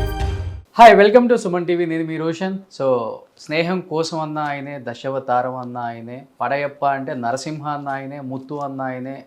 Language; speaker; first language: Telugu; native; Telugu